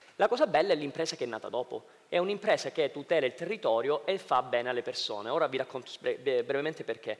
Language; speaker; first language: Italian; native; Italian